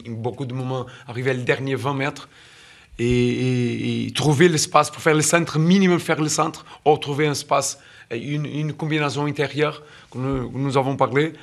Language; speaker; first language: French; non-native, fluent; Portuguese